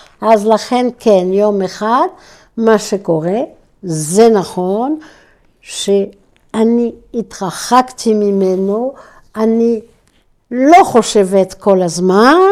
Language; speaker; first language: Hebrew; non-native, fluent; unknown